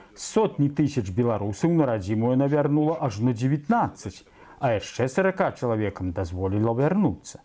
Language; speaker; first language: Belarusian; native; Belarusian